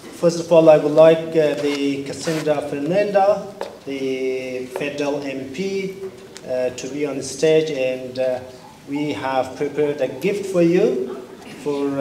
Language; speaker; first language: English; non-native, fluent; Persian